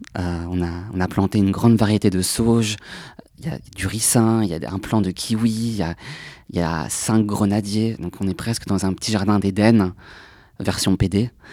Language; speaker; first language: French; native; French